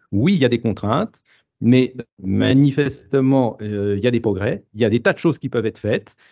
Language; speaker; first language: French; native; French